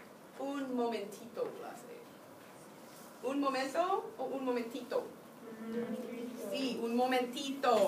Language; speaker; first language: Spanish; non-native, fluent; English